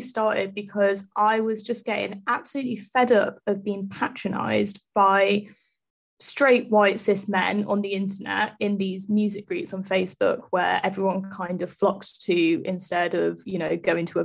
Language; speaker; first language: English; native; English